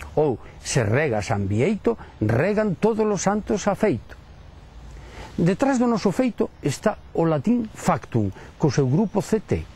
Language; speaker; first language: Galician; native; Galician